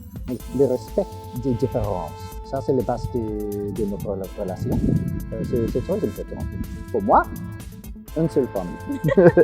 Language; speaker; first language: French; non-native, fluent; English